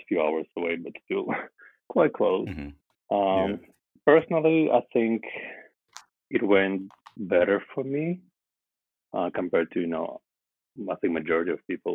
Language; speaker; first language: English; non-native, fluent; Russian